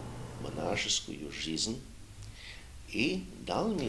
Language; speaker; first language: Russian; non-native, learner; English